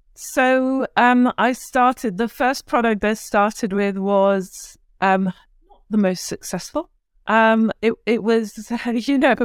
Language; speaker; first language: English; early bilingual, other home language; Turkish